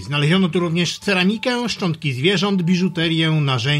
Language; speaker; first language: Polish; native; Polish